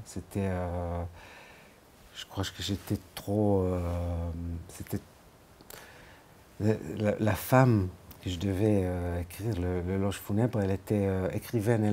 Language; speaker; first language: French; non-native, fluent; Hebrew